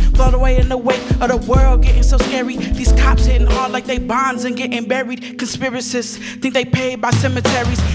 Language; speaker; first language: English; native; English